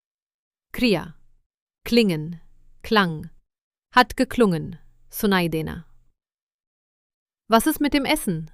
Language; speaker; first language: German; non-native, fluent; Hindi